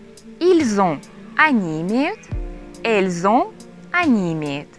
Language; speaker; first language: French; non-native, fluent; Russian